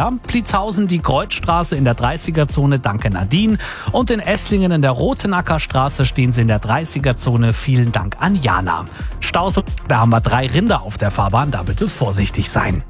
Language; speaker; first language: German; native; German